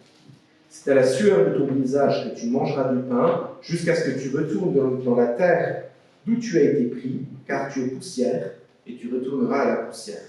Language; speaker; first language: French; native; French